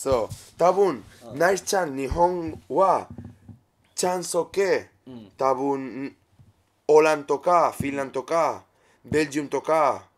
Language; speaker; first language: Japanese; non-native, learner; Spanish